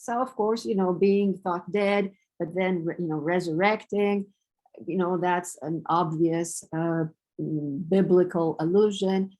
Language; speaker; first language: English; non-native, fluent; Romanian